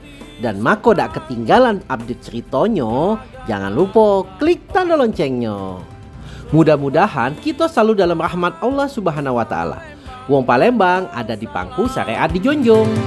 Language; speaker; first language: Indonesian; native; Indonesian